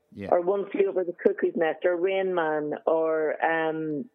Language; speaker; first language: English; native; English